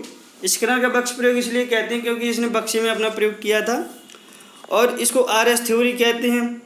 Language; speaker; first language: Hindi; native; Hindi